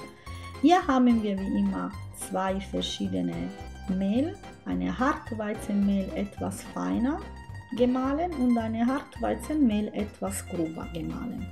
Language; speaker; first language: German; non-native, fluent; Italian